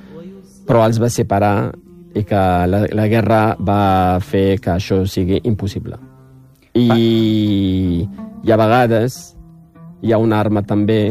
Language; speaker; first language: Catalan; non-native, fluent; Riffian